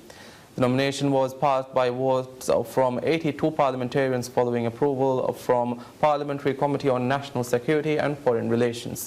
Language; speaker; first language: English; non-native, local second language; Divehi